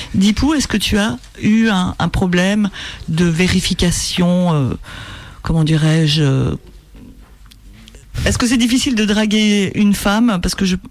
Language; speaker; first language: French; native; French